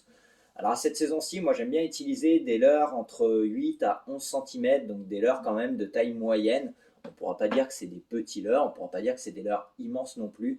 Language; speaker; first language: French; native; French